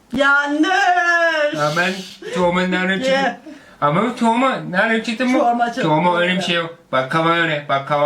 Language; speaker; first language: Turkish; non-native, learner; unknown